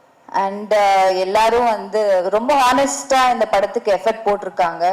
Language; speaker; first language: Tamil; early bilingual, heritage; Tamil